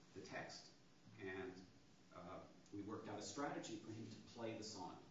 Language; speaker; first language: English; native; English